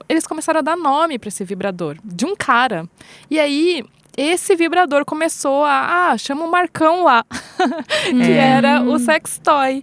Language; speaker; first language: Portuguese; native; Portuguese